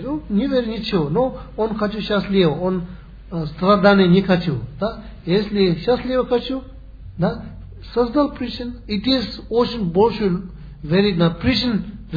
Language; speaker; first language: Russian; non-native, learner; Tibetan